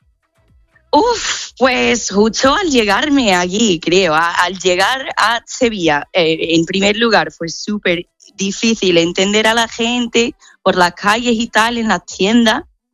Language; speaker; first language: Spanish; non-native, fluent; English